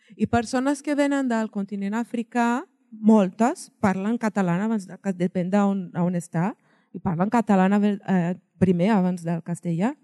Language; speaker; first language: Catalan; non-native, fluent; Portuguese